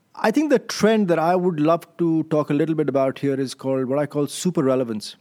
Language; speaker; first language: English; non-native, local second language; Hindi